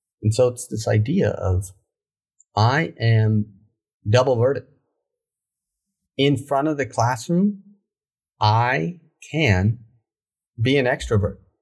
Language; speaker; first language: English; native; English